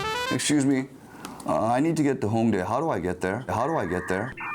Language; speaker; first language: English; early bilingual, other home language; Korean